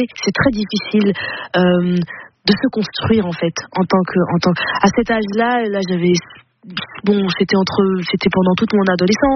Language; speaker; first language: French; native; French